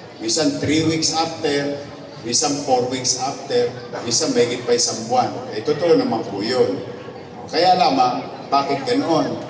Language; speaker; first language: Filipino; native; Filipino